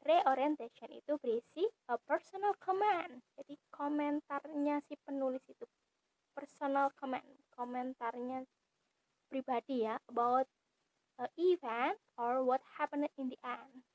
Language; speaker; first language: Indonesian; native; Indonesian